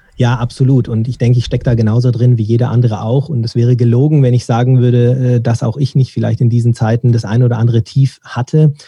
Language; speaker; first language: German; early bilingual, other home language; Turkish